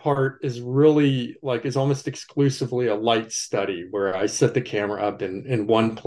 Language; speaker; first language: English; native; English